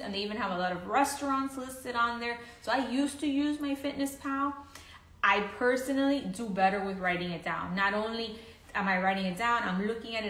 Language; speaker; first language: English; early bilingual, other home language; Spanish